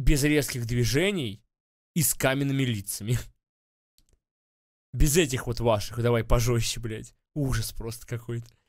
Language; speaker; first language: Russian; native; Russian